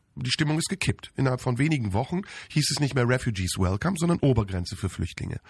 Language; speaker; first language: German; early bilingual, other home language; Turkish